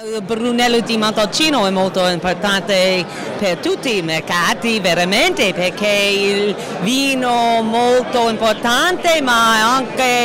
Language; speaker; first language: Italian; non-native, learner; English